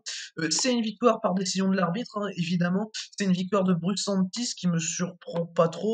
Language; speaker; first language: French; native; French